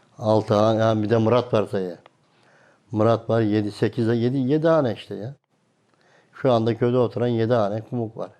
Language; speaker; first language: Turkish; non-native, local second language; Kumyk